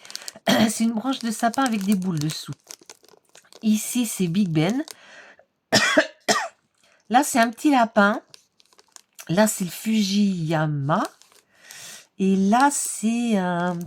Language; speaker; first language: French; native; French